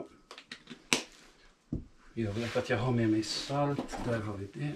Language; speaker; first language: Swedish; non-native, fluent; Italian